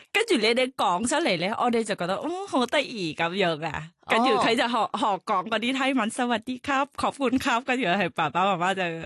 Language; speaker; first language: Cantonese; non-native, learner; Thai